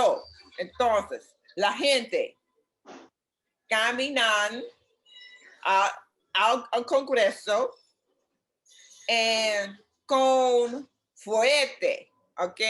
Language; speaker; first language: Spanish; non-native, learner; English